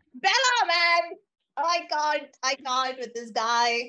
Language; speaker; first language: English; non-native, local second language; Hindi